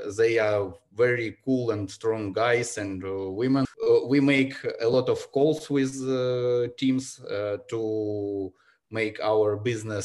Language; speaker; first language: English; non-native, learner; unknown